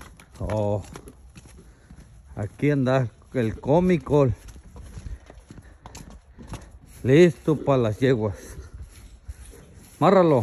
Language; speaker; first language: Spanish; native; Spanish